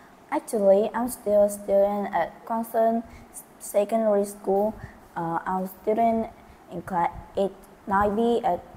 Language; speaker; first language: English; non-native, learner; Vietnamese